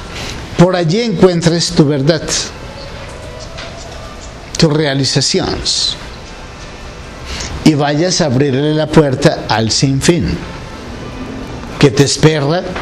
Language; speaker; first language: Spanish; native; Spanish